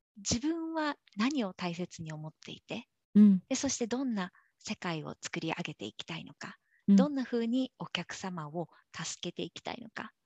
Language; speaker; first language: Japanese; native; Japanese